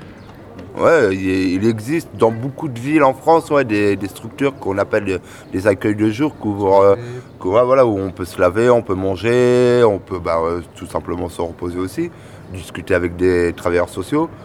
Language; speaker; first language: French; native; French